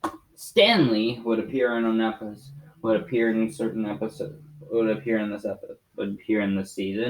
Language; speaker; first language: English; native; English